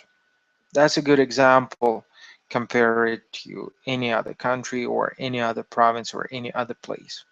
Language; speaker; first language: English; non-native, fluent; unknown